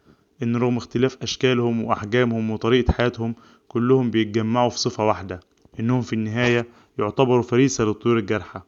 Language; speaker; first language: Arabic; native; Arabic